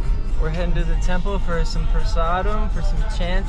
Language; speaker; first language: English; native; English